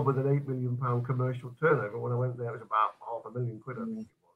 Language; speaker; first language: English; native; English